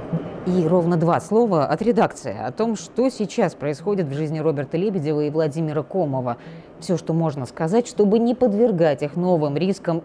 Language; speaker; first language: Russian; native; Russian